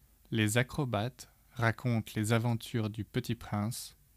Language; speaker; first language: French; native; French